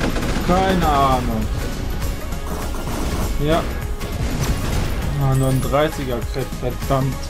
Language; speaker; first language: German; native; German